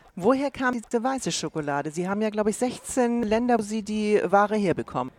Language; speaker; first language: German; native; German